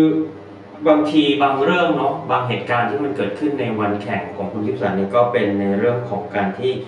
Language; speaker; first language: Thai; native; Thai